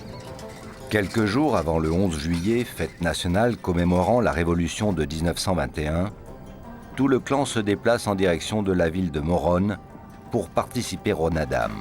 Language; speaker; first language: French; native; French